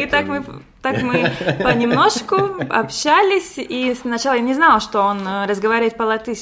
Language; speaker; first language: Russian; non-native, local second language; Latvian